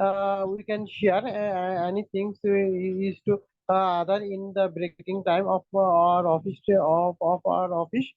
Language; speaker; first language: English; non-native, learner; Bangla